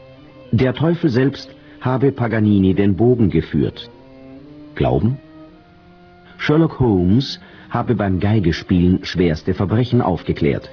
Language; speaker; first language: German; native; German